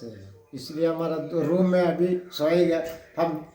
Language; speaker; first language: Hindi; non-native, local second language; Malayalam